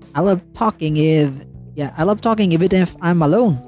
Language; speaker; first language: English; non-native, local second language; Filipino